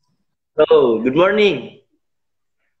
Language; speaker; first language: English; non-native, learner; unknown